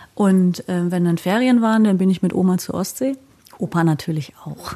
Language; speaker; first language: German; native; German